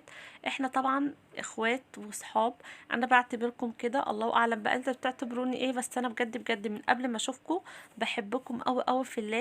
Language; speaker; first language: Arabic; native; Arabic